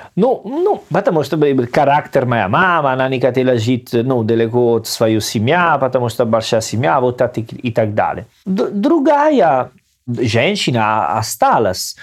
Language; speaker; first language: Russian; non-native, learner; Italian